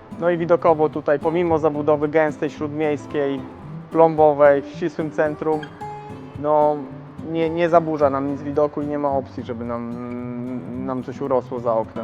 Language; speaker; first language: Polish; native; Polish